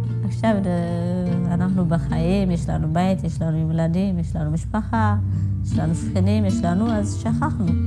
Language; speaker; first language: Hebrew; non-native, fluent; Amharic